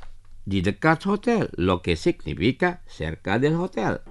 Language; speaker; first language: Spanish; non-native, fluent; Indonesian